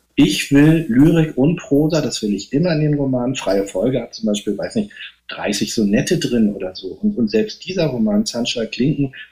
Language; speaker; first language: German; native; German